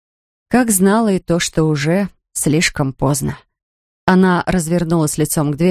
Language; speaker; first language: Russian; native; Russian